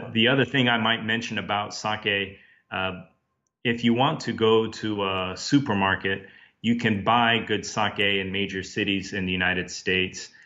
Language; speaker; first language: English; native; English